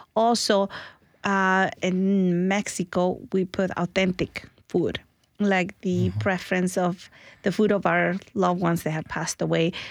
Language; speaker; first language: English; early bilingual, other home language; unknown